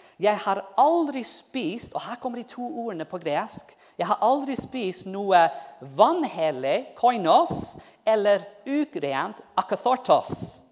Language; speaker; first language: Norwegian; non-native, fluent; English